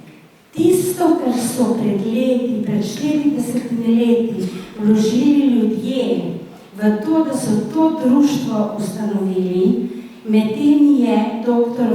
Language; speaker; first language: Slovenian; native; Slovenian